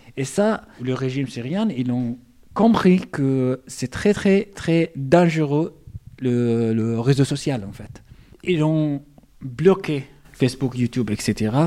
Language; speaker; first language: French; non-native, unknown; Arabic